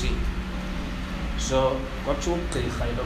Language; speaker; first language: English; non-native, local second language; Zulu